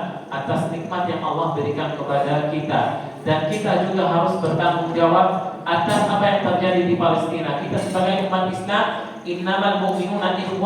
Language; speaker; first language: Indonesian; non-native, fluent; Arabic